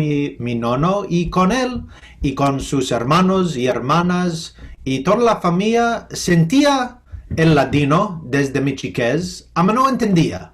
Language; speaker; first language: Spanish; non-native, fluent; English